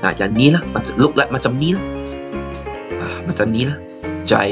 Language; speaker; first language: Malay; non-native, local second language; Chinese